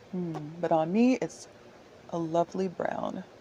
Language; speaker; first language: English; native; English